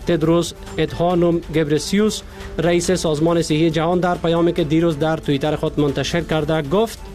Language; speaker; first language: Persian; native; Persian